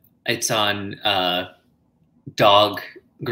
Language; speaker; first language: English; native; English